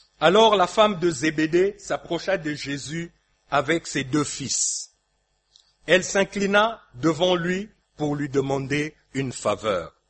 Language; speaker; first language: French; non-native, local second language; Lingala